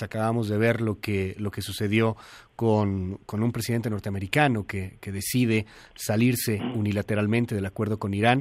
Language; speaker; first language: Spanish; native; Spanish